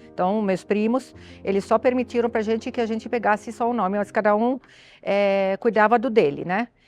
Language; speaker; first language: Portuguese; non-native, fluent; Arabic